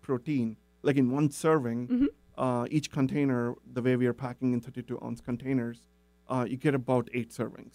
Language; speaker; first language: English; non-native, local second language; Telugu